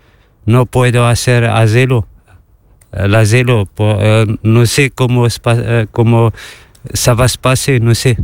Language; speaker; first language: Spanish; non-native, learner; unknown